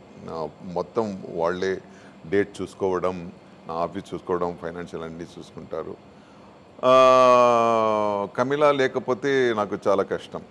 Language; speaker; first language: Telugu; non-native, fluent; Tamil